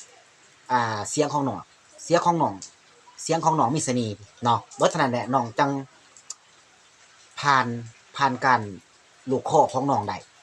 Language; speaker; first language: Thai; non-native, local second language; Lao